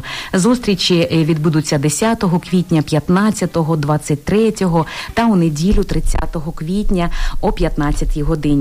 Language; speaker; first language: Ukrainian; native; Ukrainian